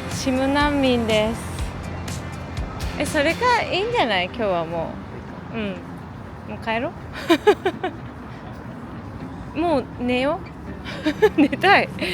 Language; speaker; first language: Japanese; native; Japanese